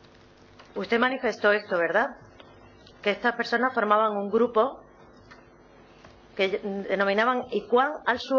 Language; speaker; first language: Spanish; native; Spanish